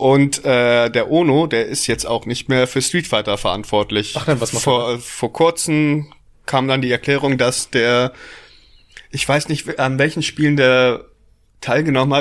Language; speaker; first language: German; native; German